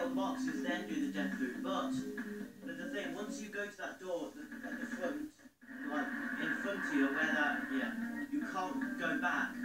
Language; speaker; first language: English; native; English